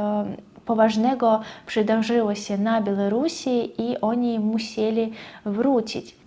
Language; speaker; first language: Polish; non-native, fluent; Russian